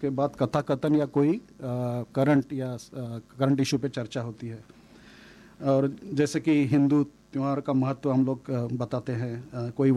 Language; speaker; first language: Hindi; non-native, local second language; Marathi